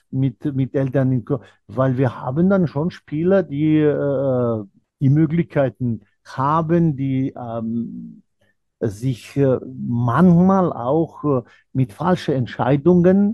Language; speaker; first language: German; non-native, fluent; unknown